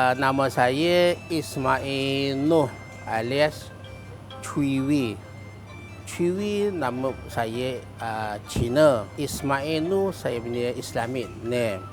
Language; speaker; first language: Malay; non-native, fluent; Chinese